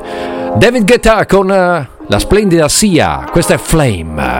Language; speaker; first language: Italian; native; Italian